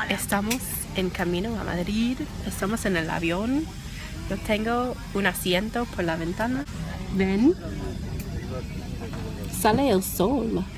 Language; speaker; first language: Spanish; non-native, learner; English